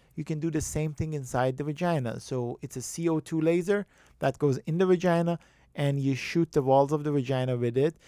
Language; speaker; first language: English; non-native, fluent; Persian